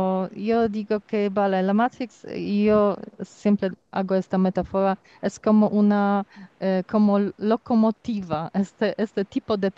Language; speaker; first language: Spanish; non-native, learner; Polish